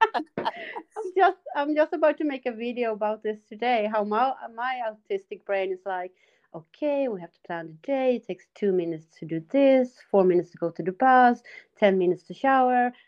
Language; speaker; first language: English; non-native, fluent; Swedish